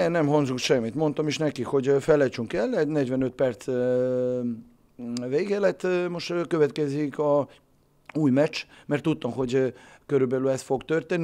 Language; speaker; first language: Hungarian; non-native, fluent; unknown